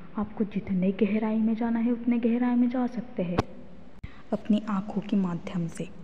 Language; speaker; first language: Hindi; non-native, local second language; Marathi